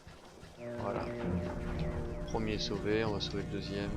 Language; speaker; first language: French; native; French